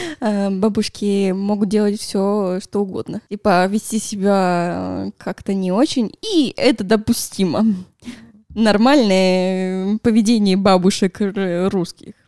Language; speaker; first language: Russian; non-native, fluent; Spanish